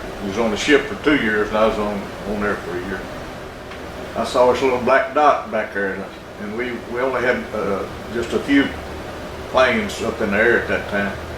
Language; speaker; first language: English; native; English